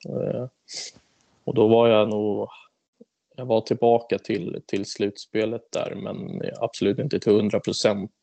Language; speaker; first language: Swedish; native; Swedish